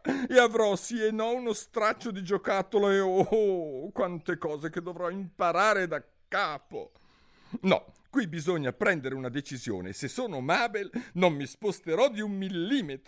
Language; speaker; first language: Italian; native; Italian